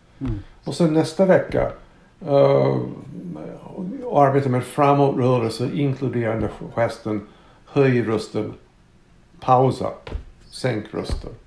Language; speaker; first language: Swedish; non-native, fluent; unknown